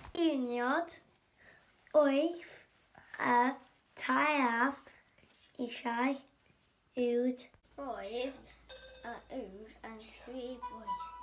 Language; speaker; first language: Welsh; non-native, learner; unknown